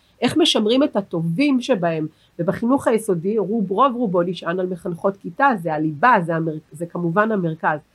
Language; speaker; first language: Hebrew; native; Hebrew